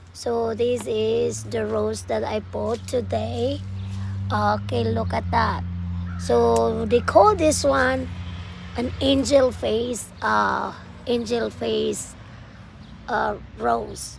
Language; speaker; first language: English; non-native, local second language; Cebuano